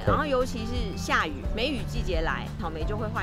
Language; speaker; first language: Chinese; native; Chinese